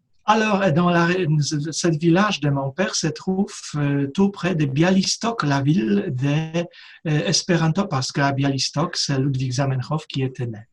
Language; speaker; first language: French; non-native, fluent; Polish